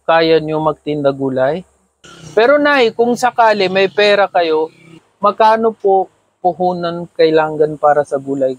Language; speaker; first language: Filipino; non-native, learner; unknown